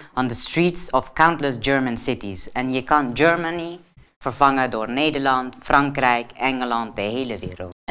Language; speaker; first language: Dutch; non-native, fluent; Persian